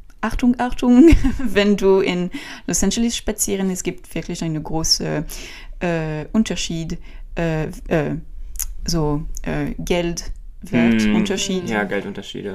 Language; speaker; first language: German; non-native, learner; French